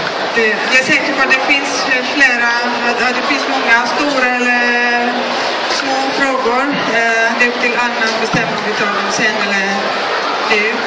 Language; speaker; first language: Swedish; non-native, fluent; Greek